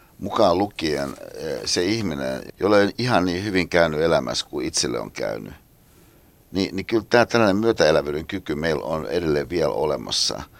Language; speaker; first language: Finnish; native; Finnish